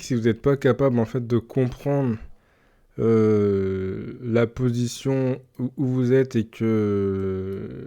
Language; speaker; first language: French; native; French